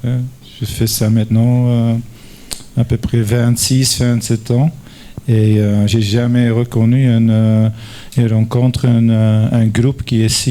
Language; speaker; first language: French; non-native, fluent; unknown